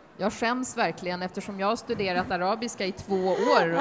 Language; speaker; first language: Swedish; native; Swedish